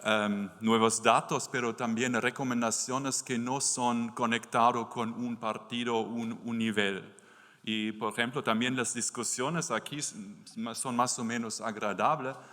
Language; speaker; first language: Spanish; non-native, learner; German